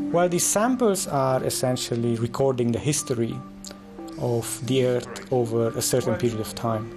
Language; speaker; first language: English; non-native, fluent; Romanian